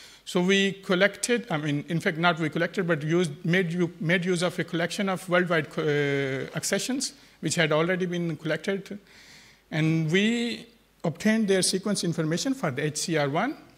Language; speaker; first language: English; non-native, fluent; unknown